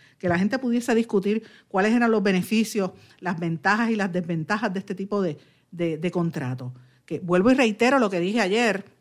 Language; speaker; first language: Spanish; native; Spanish